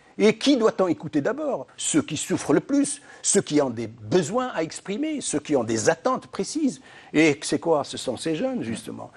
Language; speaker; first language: French; non-native, local second language; Arabic